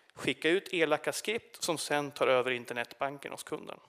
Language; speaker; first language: Swedish; native; Swedish